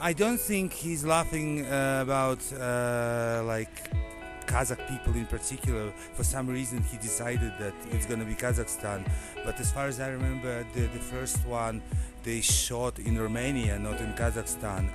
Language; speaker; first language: English; non-native, fluent; Russian